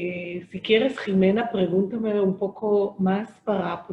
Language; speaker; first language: Spanish; non-native, fluent; Hebrew